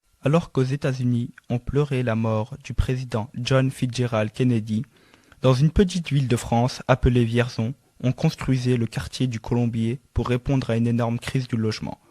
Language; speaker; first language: French; native; French